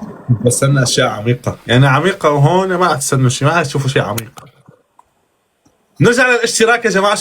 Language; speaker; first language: Arabic; native; Arabic